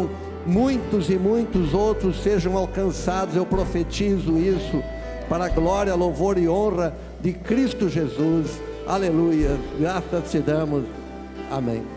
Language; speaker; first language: Portuguese; native; Portuguese